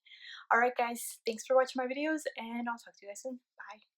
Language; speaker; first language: English; early bilingual, other home language; Spanish